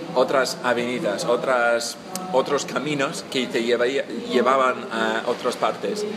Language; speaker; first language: Spanish; non-native, fluent; English